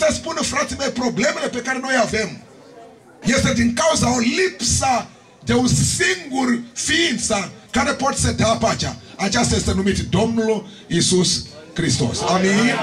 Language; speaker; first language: Romanian; non-native, learner; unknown